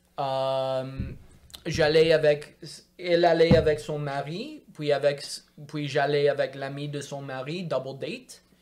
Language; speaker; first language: French; non-native, local second language; English